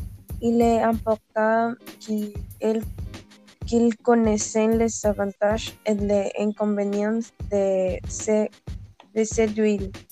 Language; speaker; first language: French; non-native, learner; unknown